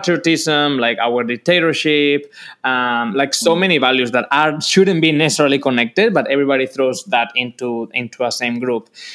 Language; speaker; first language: English; non-native, fluent; Spanish